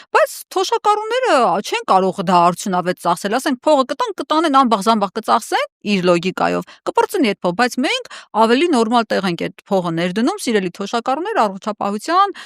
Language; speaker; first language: Armenian; native; Armenian